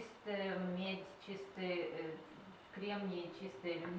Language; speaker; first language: Russian; native; Russian